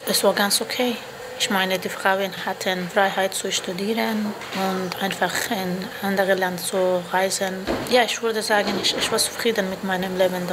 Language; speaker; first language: German; non-native, learner; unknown